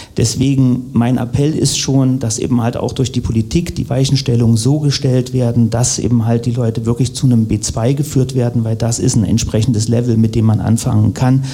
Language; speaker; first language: German; native; German